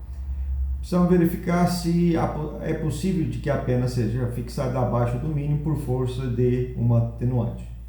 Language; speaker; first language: Portuguese; native; Portuguese